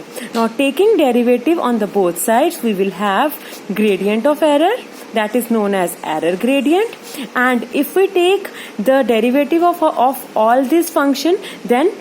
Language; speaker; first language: English; non-native, local second language; Hindi